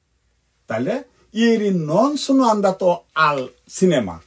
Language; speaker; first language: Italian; non-native, fluent; Bangla